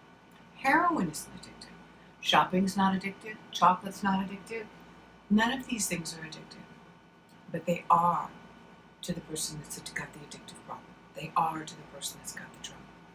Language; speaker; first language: English; native; English